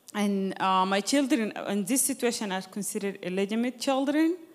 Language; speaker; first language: English; non-native, fluent; Arabic